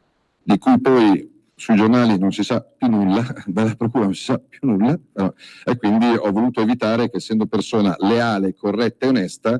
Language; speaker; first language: Italian; native; Italian